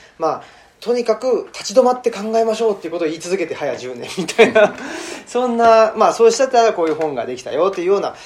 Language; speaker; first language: Japanese; native; Japanese